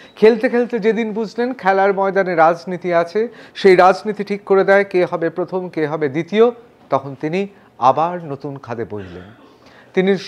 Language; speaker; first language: Bangla; native; Bangla